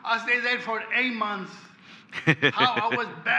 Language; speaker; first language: English; non-native, learner; Spanish